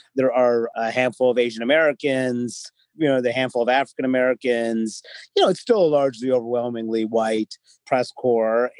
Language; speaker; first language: English; native; English